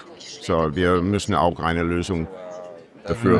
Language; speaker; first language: German; non-native, learner; English